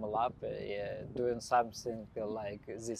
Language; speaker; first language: English; non-native, learner; Belarusian